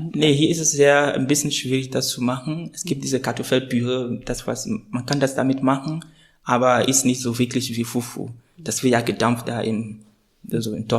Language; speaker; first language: German; non-native, fluent; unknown